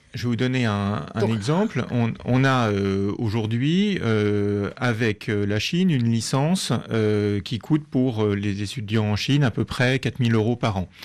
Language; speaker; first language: French; native; French